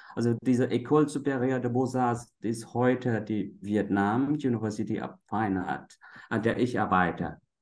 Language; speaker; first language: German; non-native, fluent; Vietnamese